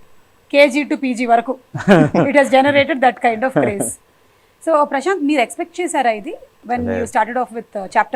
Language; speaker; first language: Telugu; native; Telugu